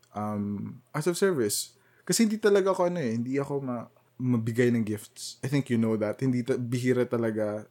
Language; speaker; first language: Filipino; native; Filipino